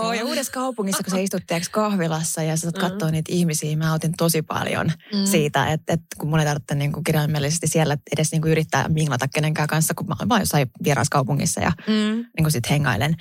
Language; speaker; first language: Finnish; native; Finnish